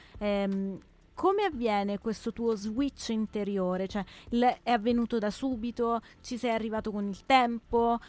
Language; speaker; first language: Italian; native; Italian